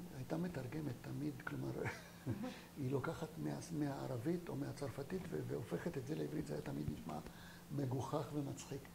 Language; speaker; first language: Hebrew; non-native, fluent; French